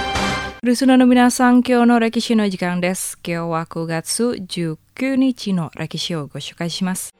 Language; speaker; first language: Japanese; non-native, learner; Indonesian